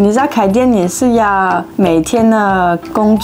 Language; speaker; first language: Chinese; non-native, fluent; French